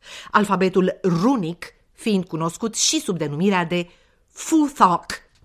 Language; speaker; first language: Romanian; native; Romanian